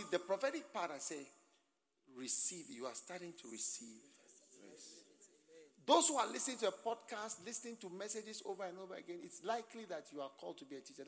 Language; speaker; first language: English; non-native, local second language; Akan